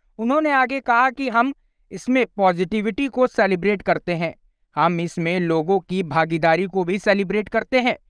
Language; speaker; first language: Hindi; native; Hindi